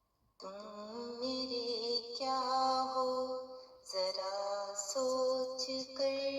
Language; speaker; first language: Urdu; native; Urdu